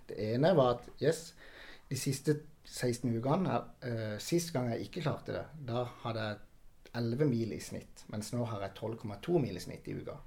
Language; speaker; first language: Norwegian; native; Norwegian